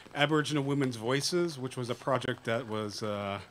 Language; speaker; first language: English; native; English